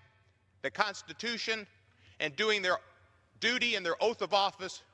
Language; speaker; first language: English; native; English